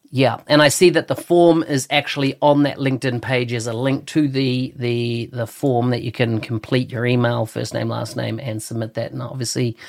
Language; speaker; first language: English; native; English